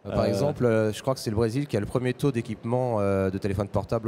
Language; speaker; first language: French; native; French